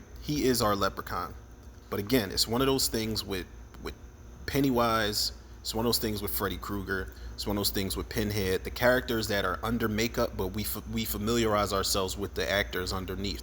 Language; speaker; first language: English; native; English